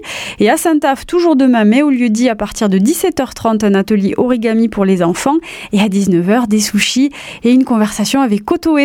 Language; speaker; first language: French; native; French